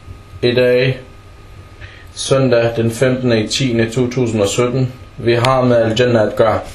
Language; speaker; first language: Danish; early bilingual, other home language; Arabic